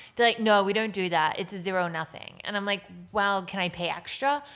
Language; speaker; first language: English; native; English